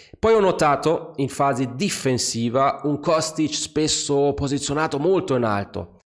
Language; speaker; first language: Italian; non-native, fluent; German